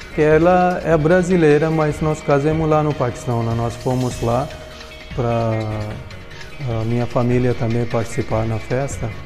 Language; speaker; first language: Portuguese; non-native, fluent; Urdu